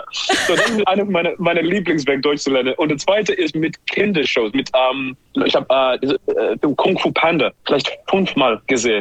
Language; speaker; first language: German; non-native, learner; English